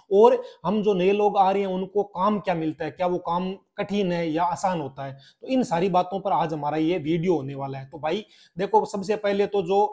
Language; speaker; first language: Hindi; native; Hindi